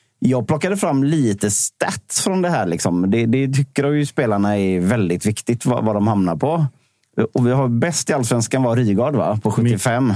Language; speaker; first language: Swedish; native; Swedish